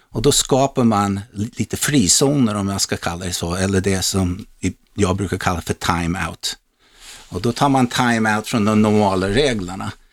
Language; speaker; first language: Swedish; non-native, fluent; English